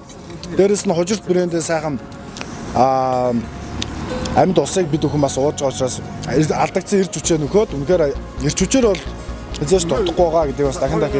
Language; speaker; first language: Mongolian; native; Mongolian